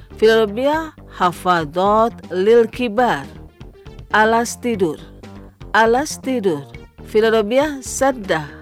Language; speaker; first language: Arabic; non-native, fluent; Indonesian